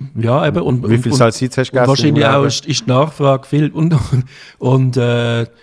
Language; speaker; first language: German; native; German